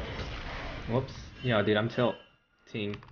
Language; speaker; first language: English; native; English